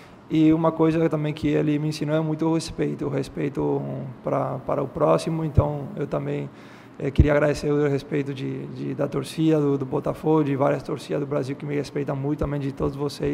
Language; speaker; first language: Portuguese; non-native, fluent; Spanish